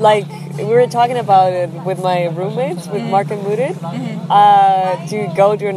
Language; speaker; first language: English; non-native, fluent; Spanish